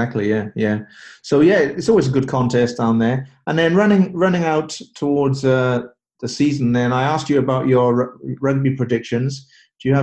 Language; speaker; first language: English; native; English